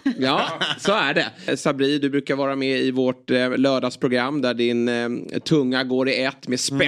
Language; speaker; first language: Swedish; native; Swedish